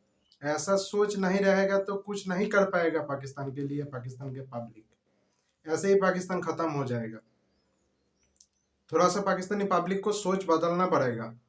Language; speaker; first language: Hindi; non-native, local second language; Bangla